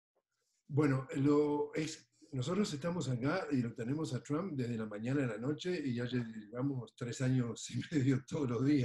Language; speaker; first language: Spanish; native; Spanish